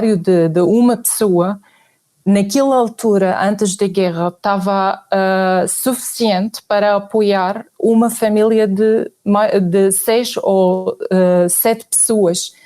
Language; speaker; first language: Portuguese; non-native, fluent; Arabic